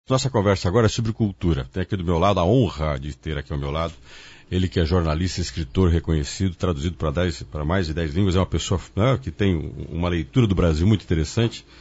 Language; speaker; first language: Portuguese; native; Portuguese